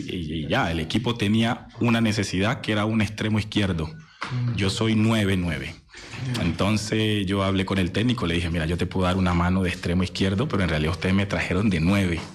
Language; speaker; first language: Spanish; native; Spanish